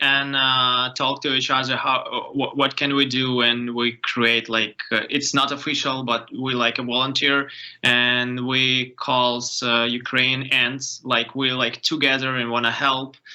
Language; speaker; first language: English; non-native, learner; Ukrainian